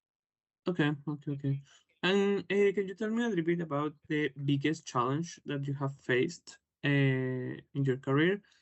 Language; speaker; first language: English; non-native, fluent; Spanish